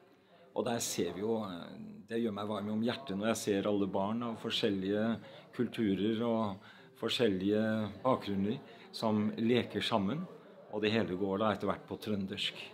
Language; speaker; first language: Norwegian; native; Norwegian